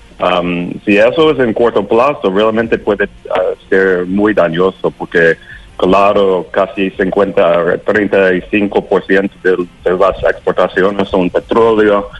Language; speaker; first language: Spanish; non-native, learner; English